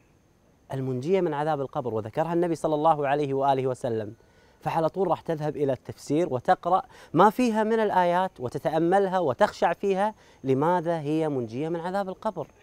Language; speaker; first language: Arabic; native; Arabic